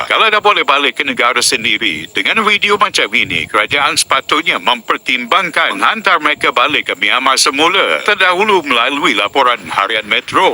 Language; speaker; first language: Malay; native; Malay